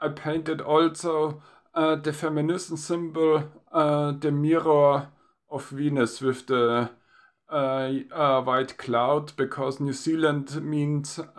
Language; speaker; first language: English; non-native, fluent; German